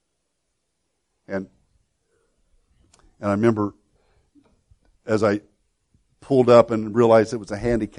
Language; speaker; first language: English; native; English